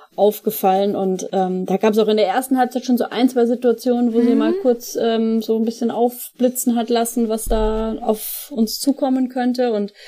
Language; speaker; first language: German; native; German